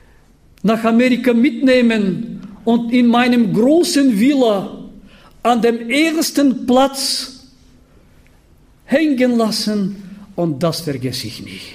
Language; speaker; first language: German; non-native, fluent; Bulgarian